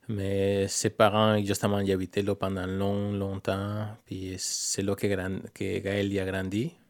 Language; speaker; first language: French; non-native, fluent; Spanish